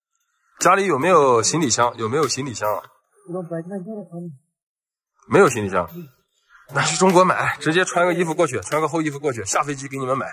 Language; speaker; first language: Chinese; native; Chinese